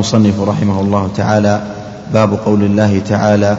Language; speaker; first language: Arabic; native; Arabic